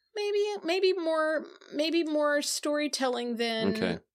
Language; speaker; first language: English; native; English